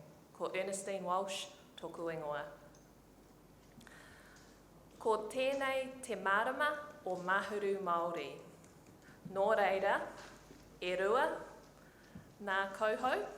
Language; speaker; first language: Māori; non-native, local second language; English